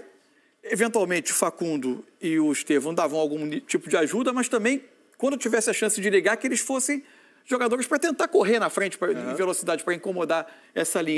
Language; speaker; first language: Portuguese; native; Portuguese